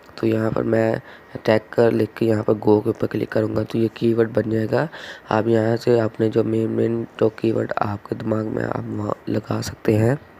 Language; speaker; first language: Urdu; non-native, local second language; Punjabi